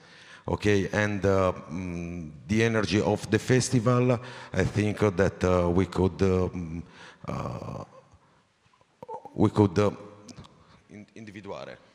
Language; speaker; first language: English; non-native, learner; Italian